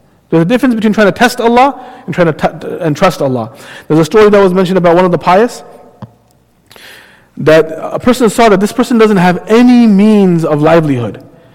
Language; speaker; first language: English; native; English